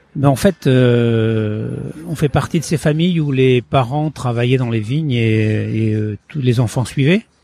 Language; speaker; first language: French; early bilingual, other home language; Portuguese